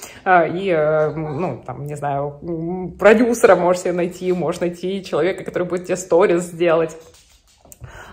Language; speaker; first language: Russian; native; Russian